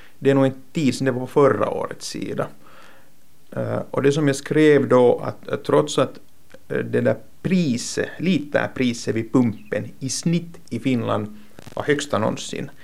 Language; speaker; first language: Swedish; native; Swedish